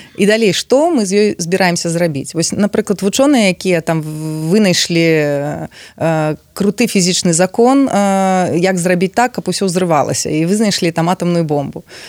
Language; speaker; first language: Belarusian; non-native, local second language; Russian